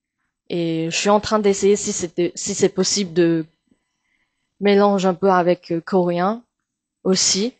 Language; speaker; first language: French; non-native, fluent; Chinese